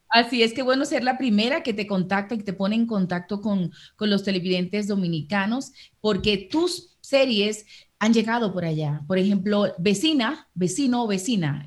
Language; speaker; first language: Spanish; native; Spanish